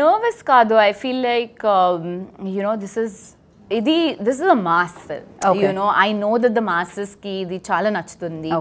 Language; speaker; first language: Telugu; non-native, learner; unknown